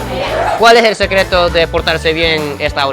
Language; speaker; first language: Spanish; non-native, fluent; English